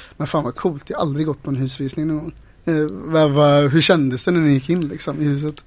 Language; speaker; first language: Swedish; native; Swedish